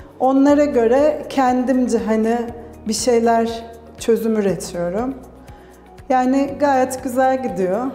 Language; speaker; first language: Turkish; native; Turkish